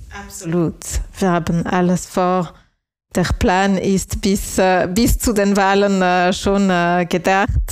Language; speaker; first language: German; non-native, local second language; French